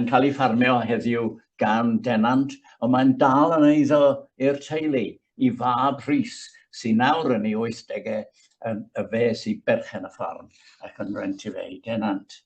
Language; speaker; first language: Welsh; native; Welsh